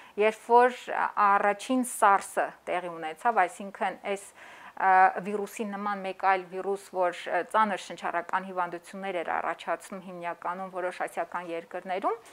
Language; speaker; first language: Armenian; native; Armenian